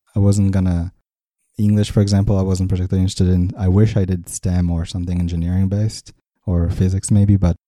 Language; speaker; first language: English; early bilingual, other home language; Hebrew